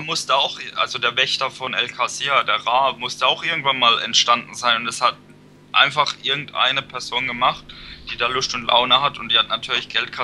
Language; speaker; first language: German; native; German